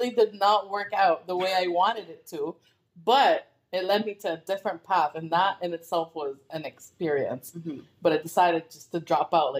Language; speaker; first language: English; non-native, fluent; Arabic